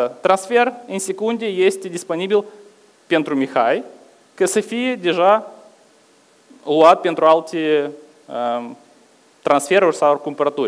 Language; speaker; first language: Romanian; non-native, local second language; Russian